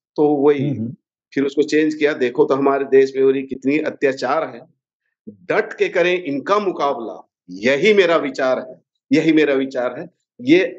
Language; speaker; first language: Hindi; native; Hindi